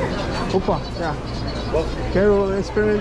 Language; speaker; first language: Portuguese; non-native, learner; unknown